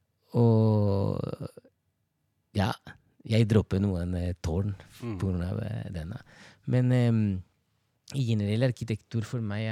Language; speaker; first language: Norwegian; non-native, fluent; Spanish